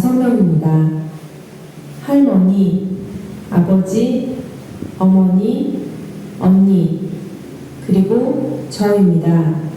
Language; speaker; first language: Korean; non-native, learner; Filipino